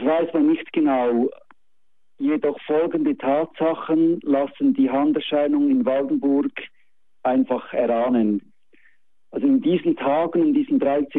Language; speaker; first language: German; native; German